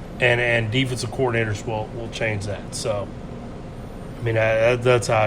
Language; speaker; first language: English; native; English